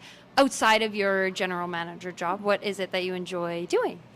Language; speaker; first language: English; native; English